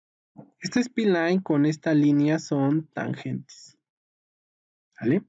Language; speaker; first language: Spanish; native; Spanish